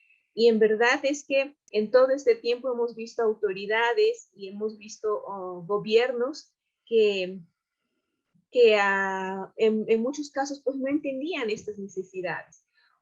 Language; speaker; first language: Spanish; native; Spanish